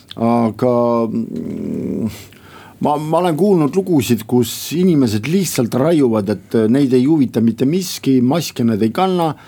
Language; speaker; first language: Estonian; non-native, local second language; Russian